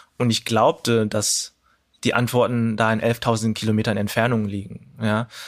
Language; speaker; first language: German; early bilingual, other home language; Cantonese